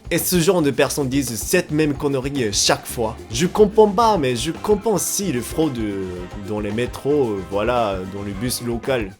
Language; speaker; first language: French; non-native, fluent; Japanese